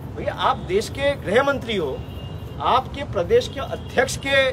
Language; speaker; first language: Hindi; non-native, local second language; Bangla